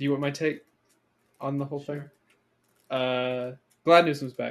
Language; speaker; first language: English; native; English